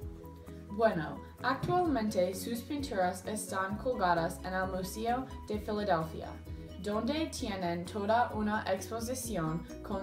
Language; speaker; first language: Spanish; non-native, learner; English